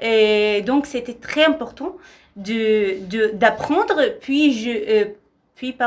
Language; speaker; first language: French; non-native, learner; Arabic